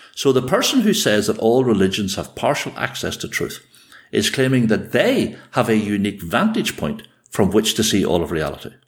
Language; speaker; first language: English; native; English